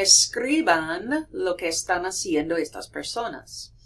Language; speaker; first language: Spanish; non-native, fluent; English